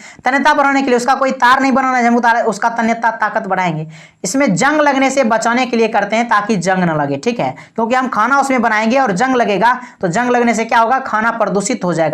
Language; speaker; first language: Hindi; native; Hindi